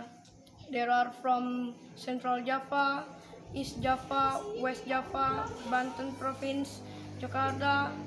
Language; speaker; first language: English; non-native, learner; Indonesian